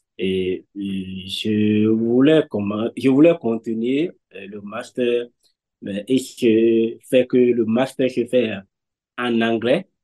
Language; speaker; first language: French; non-native, local second language; Fon